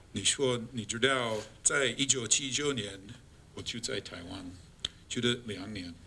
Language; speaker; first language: Chinese; non-native, fluent; English